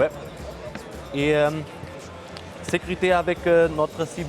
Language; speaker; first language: French; non-native, learner; German